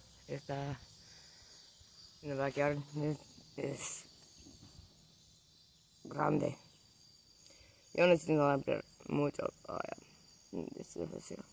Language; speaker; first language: Spanish; non-native, learner; English